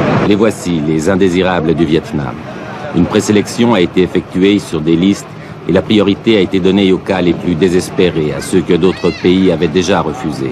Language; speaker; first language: French; native; French